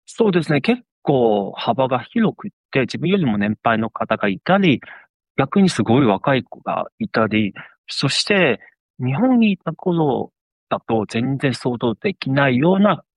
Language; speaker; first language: Japanese; non-native, fluent; Chinese